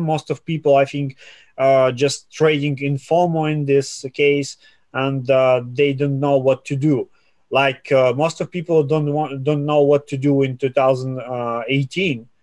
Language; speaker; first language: English; non-native, fluent; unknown